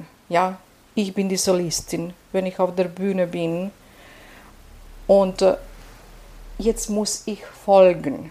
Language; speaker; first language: German; non-native, fluent; Serbian